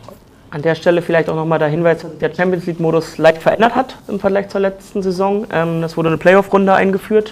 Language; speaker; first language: German; native; German